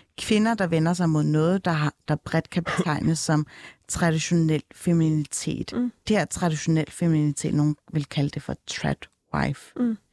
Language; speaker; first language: Danish; early bilingual, other home language; Turkish